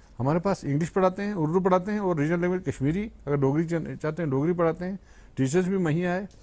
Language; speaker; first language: Urdu; non-native, local second language; Kashmiri